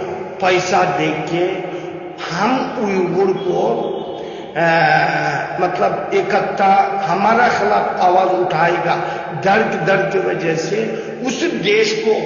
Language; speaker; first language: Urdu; non-native, learner; Uyghur